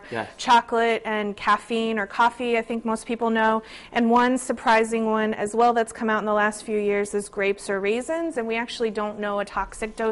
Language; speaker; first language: English; native; English